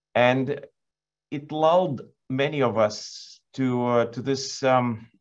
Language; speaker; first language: English; non-native, fluent; Lithuanian